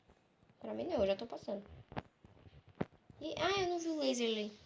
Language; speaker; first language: Portuguese; native; Portuguese